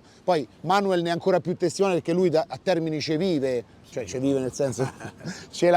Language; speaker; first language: Italian; native; Italian